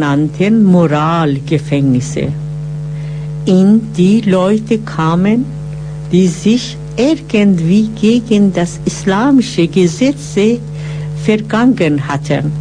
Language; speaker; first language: German; non-native, fluent; Persian